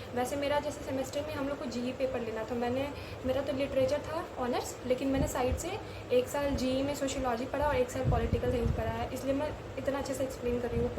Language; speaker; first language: Hindi; native; Hindi